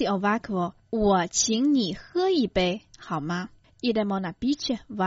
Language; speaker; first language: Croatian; non-native, fluent; Chinese